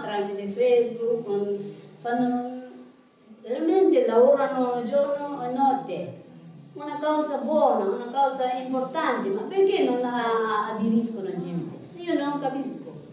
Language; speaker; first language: Italian; non-native, learner; Tibetan